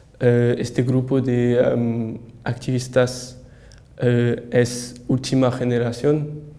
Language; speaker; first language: Spanish; non-native, learner; French